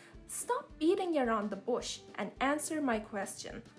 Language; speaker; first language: English; non-native, fluent; Turkish